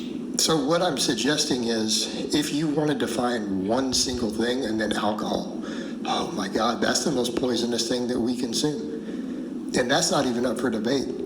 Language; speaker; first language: English; native; English